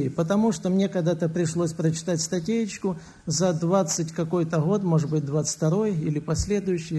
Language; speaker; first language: Russian; native; Russian